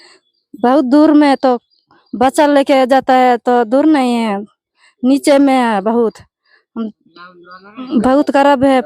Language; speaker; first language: Hindi; non-native, local second language; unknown